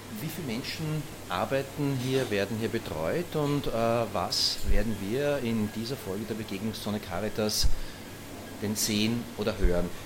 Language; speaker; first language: German; native; German